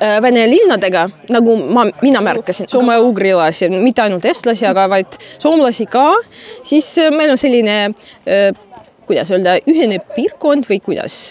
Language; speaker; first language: Estonian; non-native, fluent; Russian